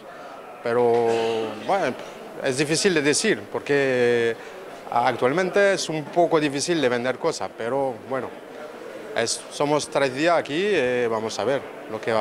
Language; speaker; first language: Spanish; non-native, learner; French